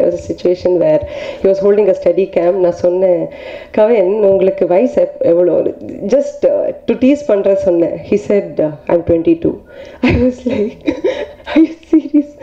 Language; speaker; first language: Tamil; non-native, learner; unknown